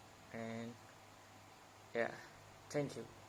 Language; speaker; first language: English; non-native, learner; Indonesian